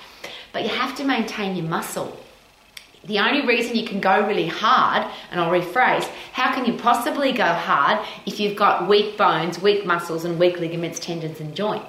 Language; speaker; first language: English; native; English